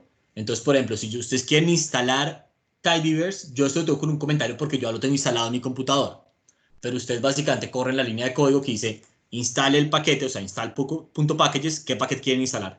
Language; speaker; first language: Spanish; native; Spanish